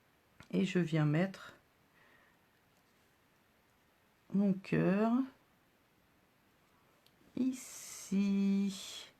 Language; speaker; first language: French; native; French